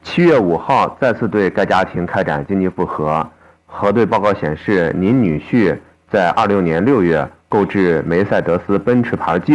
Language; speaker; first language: Chinese; native; Chinese